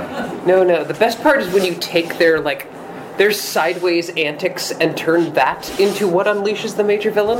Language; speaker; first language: English; native; English